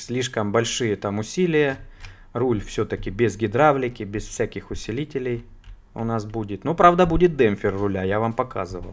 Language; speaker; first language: Russian; native; Russian